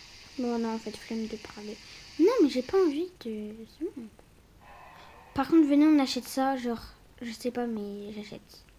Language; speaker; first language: French; native; French